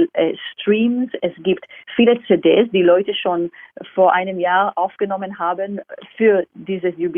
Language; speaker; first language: German; non-native, fluent; Hebrew